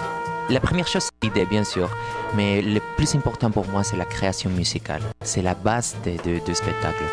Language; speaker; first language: French; non-native, fluent; Spanish